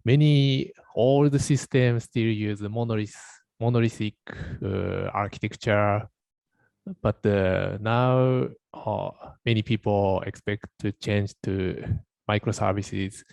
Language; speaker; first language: English; non-native, learner; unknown